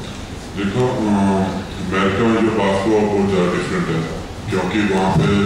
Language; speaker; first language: Hindi; non-native, local second language; Punjabi